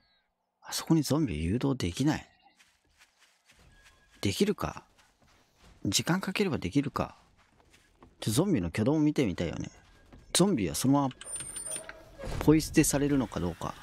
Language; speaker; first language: Japanese; native; Japanese